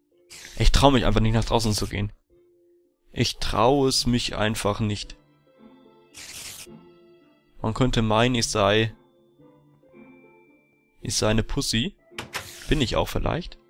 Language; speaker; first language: German; native; German